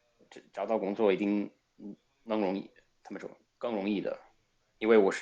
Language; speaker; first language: Chinese; non-native, fluent; Spanish